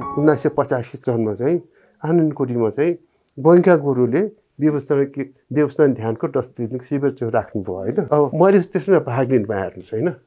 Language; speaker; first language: Nepali; non-native, local second language; Newari